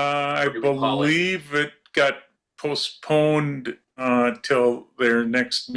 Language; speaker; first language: English; native; English